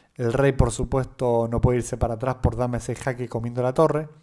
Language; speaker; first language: Spanish; native; Spanish